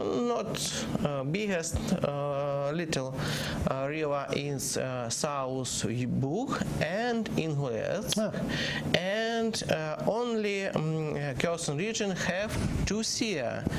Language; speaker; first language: English; non-native, learner; Ukrainian